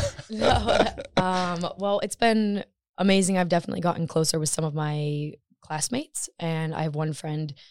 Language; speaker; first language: English; native; English